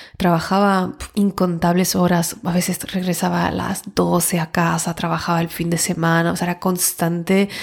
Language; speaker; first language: Spanish; non-native, fluent; French